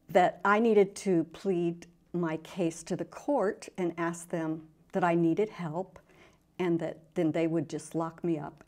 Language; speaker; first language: English; native; English